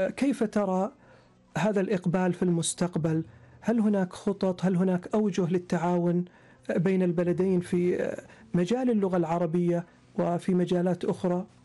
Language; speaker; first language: Arabic; native; Arabic